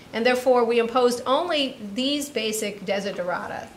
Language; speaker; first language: English; native; English